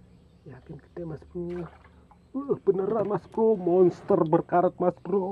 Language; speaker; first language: Indonesian; native; Indonesian